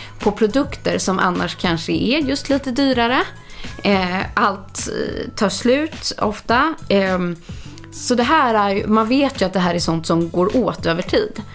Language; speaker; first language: Swedish; native; Swedish